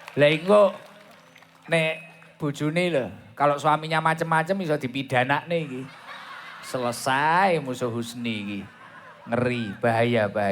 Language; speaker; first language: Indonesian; non-native, local second language; Javanese